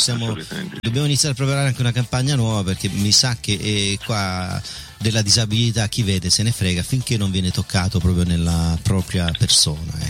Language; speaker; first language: Italian; native; Italian